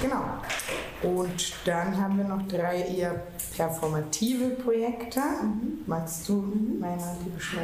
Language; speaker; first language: German; native; German